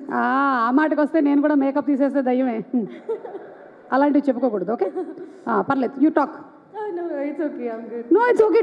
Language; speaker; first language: Telugu; native; Telugu